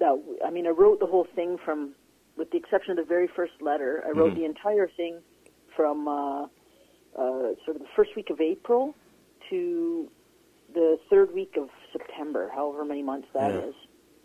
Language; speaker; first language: English; native; English